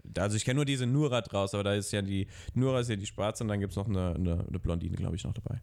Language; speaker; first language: German; early bilingual, other home language; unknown